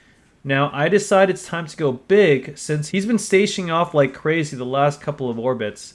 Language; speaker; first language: English; native; English